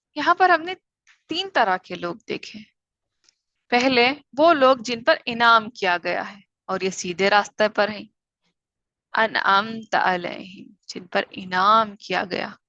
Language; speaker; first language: Urdu; native; Urdu